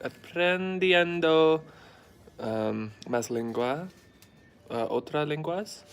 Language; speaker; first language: Spanish; non-native, learner; English